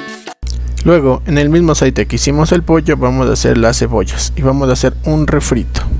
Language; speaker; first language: Spanish; native; Spanish